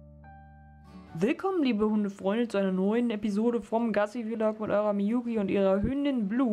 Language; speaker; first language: German; native; German